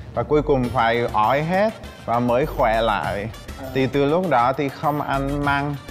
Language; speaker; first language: Vietnamese; non-native, fluent; Czech